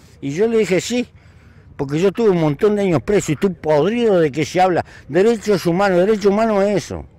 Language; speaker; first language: Spanish; native; Spanish